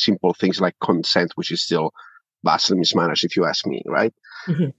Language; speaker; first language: English; non-native, fluent; Italian